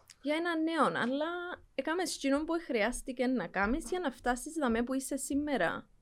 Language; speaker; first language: Greek; early bilingual, heritage; Greek